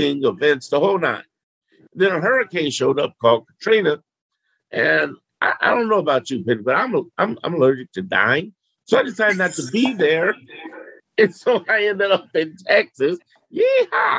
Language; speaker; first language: English; native; English